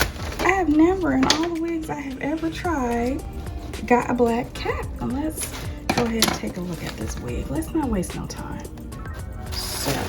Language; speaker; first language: English; native; English